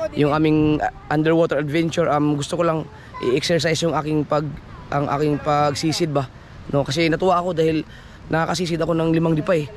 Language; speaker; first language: Filipino; non-native, local second language; Cebuano